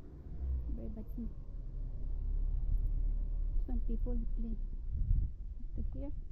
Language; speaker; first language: English; non-native, learner; Filipino